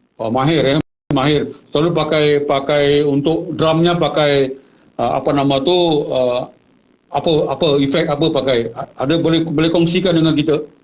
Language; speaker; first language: Malay; native; Malay